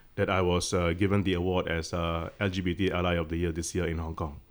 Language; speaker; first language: English; non-native, local second language; Tamil